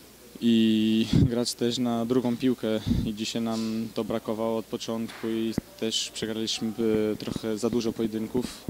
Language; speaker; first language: Polish; early bilingual, heritage; Polish